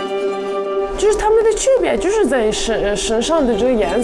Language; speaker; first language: Chinese; non-native, fluent; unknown